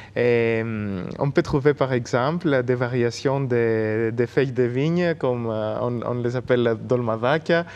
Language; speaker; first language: French; non-native, fluent; Greek